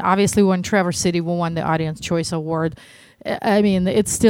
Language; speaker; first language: English; non-native, fluent; Russian